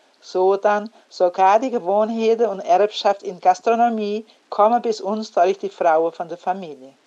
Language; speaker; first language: German; early bilingual, heritage; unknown